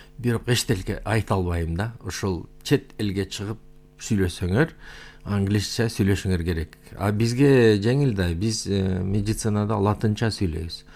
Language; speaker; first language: Kyrgyz; non-native, local second language; Uyghur